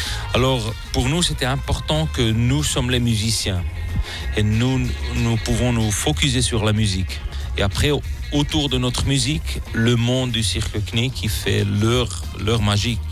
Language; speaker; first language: French; non-native, local second language; German